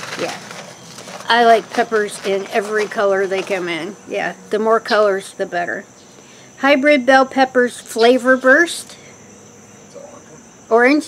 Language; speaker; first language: English; native; English